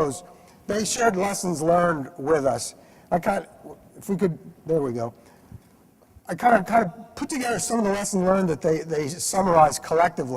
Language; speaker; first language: English; native; English